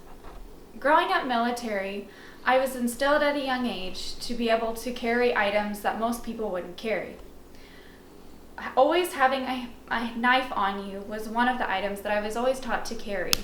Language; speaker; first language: English; native; English